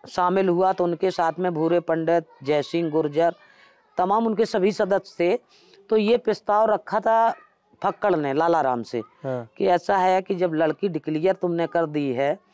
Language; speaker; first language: Hindi; native; Hindi